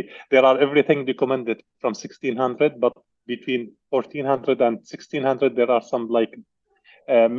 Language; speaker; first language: English; non-native, learner; Arabic